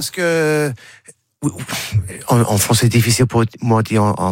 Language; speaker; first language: French; non-native, learner; English